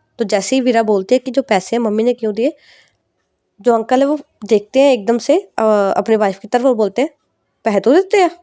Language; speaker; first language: Hindi; non-native, local second language; Punjabi